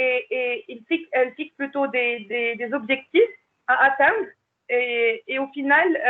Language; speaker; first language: French; non-native, local second language; Arabic